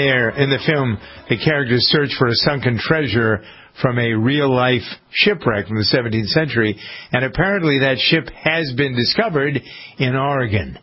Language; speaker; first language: English; native; English